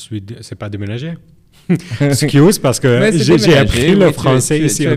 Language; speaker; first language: French; non-native, learner; Arabic